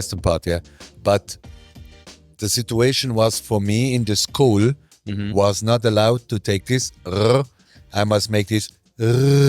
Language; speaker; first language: English; non-native, learner; German